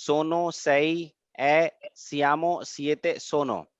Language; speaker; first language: Italian; non-native, fluent; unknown